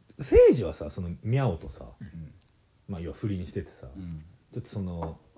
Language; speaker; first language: Japanese; native; Japanese